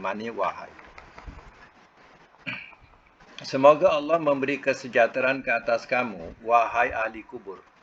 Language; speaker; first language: Malay; native; Malay